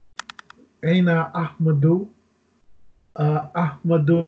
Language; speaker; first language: Arabic; non-native, learner; English